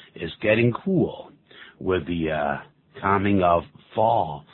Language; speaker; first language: English; non-native, fluent; Chinese